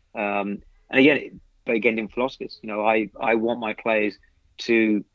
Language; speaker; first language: English; native; English